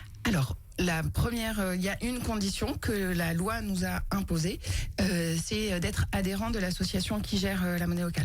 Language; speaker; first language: French; native; French